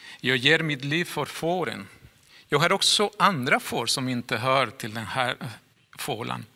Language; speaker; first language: Swedish; non-native, fluent; Spanish